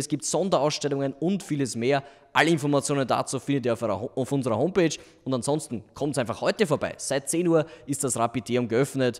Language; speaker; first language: German; native; German